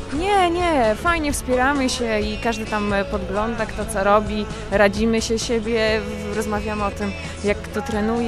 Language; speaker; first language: Polish; native; Polish